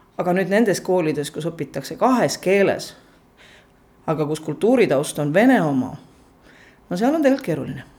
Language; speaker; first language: Estonian; native; Estonian